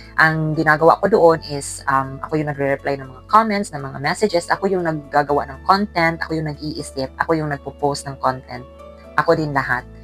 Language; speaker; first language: Filipino; non-native, local second language; Cebuano